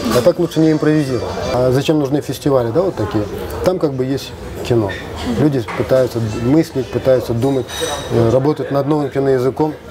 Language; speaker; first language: Russian; non-native, local second language; Kazakh